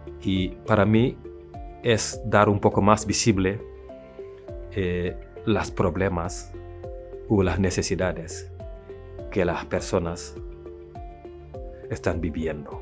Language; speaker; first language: Spanish; non-native, fluent; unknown